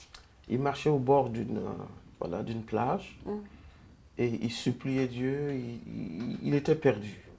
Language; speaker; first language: French; non-native, local second language; Lingala